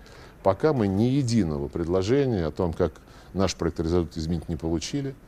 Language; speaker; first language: Russian; native; Russian